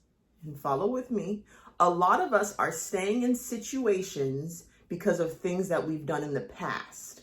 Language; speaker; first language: English; native; English